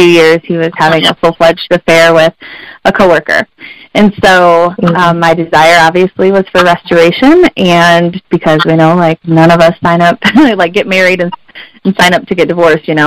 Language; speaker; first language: English; native; English